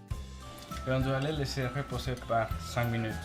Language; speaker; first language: French; non-native, learner; Spanish